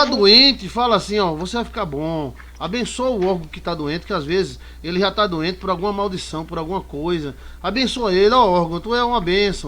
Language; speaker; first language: Portuguese; native; Portuguese